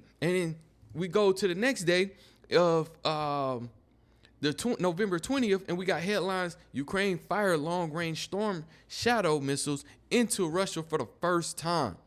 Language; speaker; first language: English; native; English